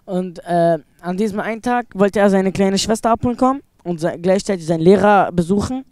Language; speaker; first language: German; native; German